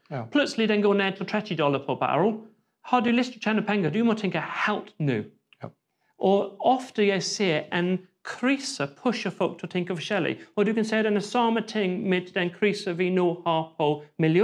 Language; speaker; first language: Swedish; non-native, fluent; English